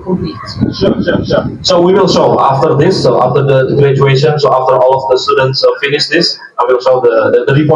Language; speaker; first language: English; non-native, fluent; Indonesian